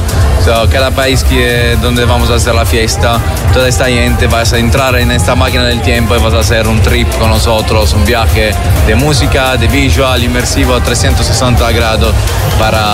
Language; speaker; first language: Spanish; non-native, learner; Italian